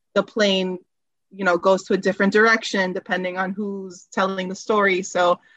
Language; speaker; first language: English; early bilingual, other home language; Spanish